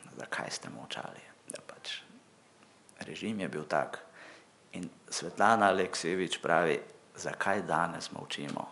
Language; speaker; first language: Slovenian; native; Slovenian